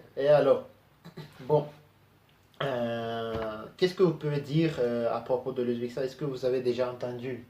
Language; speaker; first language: French; non-native, learner; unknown